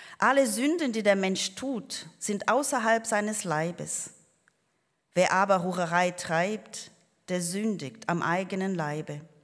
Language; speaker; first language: German; non-native, fluent; Portuguese